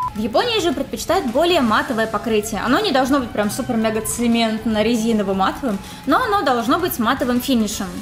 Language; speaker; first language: Russian; native; Russian